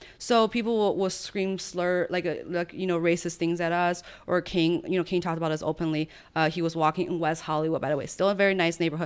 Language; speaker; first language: English; early bilingual, other home language; Chinese